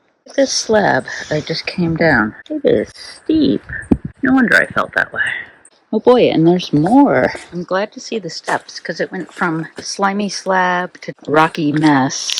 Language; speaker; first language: English; native; English